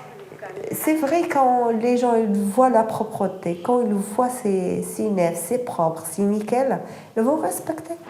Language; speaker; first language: French; non-native, fluent; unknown